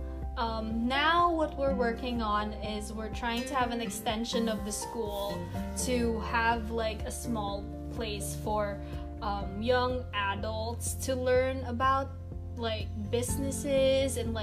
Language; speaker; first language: English; non-native, local second language; Filipino